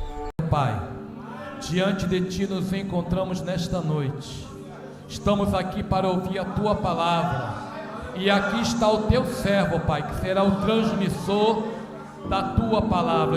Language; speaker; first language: Portuguese; native; Portuguese